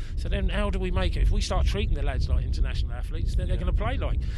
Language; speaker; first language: English; native; English